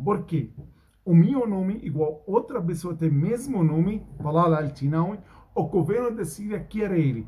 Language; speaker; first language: Portuguese; non-native, learner; Arabic